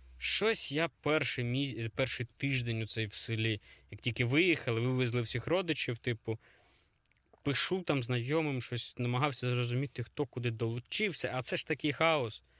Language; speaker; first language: Ukrainian; native; Ukrainian